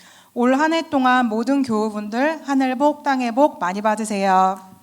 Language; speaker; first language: Korean; native; Korean